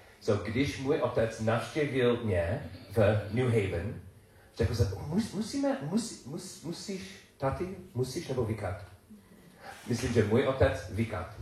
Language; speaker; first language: Czech; non-native, learner; English